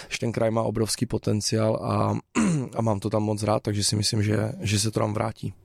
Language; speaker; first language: Czech; native; Czech